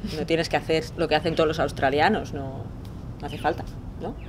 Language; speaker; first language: Spanish; native; Spanish